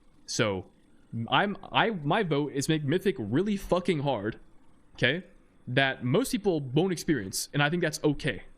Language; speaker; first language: English; native; English